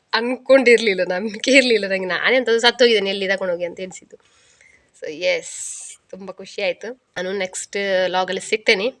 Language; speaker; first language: Kannada; native; Kannada